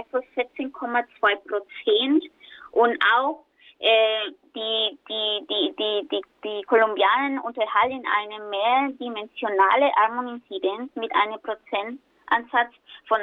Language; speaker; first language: German; non-native, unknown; Spanish